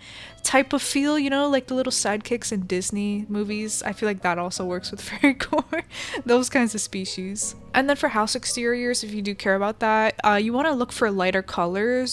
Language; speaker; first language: English; native; English